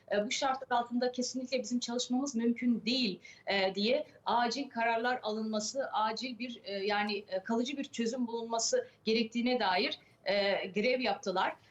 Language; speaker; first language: Turkish; early bilingual, other home language; French